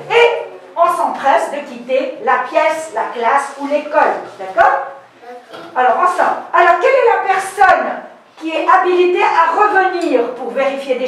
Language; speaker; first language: French; non-native, local second language; Arabic